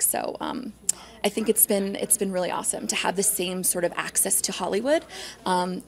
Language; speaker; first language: English; native; English